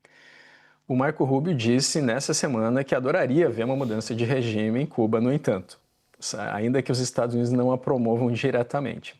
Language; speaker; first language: Portuguese; native; Portuguese